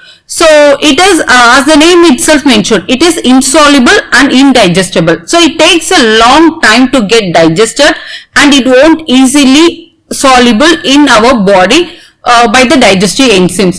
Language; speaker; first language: English; non-native, local second language; Tamil